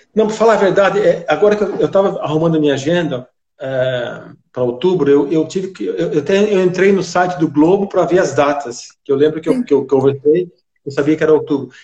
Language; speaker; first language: Portuguese; native; Portuguese